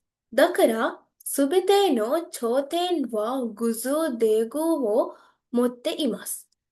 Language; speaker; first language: Japanese; non-native, learner; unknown